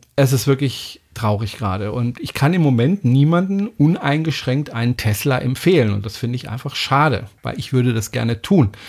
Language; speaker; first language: German; non-native, fluent; French